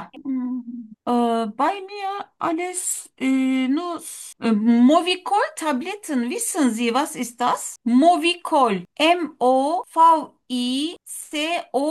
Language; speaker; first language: German; non-native, learner; Turkish